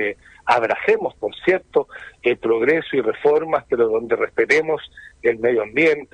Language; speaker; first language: Spanish; native; Spanish